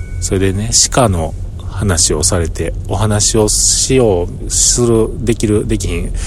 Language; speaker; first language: Japanese; native; Japanese